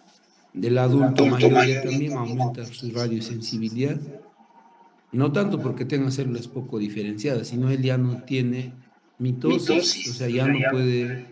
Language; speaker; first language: Spanish; native; Spanish